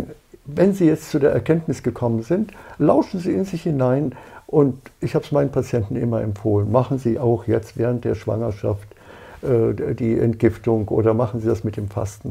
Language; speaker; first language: German; native; German